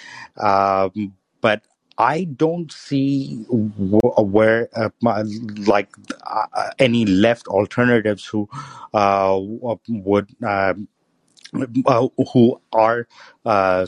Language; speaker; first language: English; non-native, local second language; Urdu